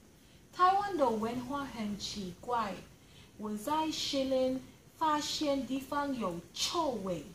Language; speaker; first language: Chinese; non-native, learner; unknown